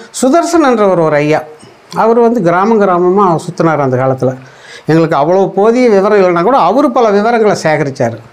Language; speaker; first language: Tamil; non-native, local second language; Kannada